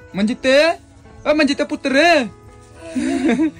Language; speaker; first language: Hindi; non-native, local second language; Chakma